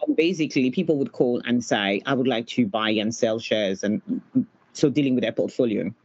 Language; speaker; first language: English; non-native, fluent; French